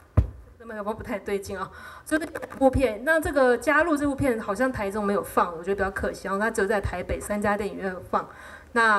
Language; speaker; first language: Chinese; native; Chinese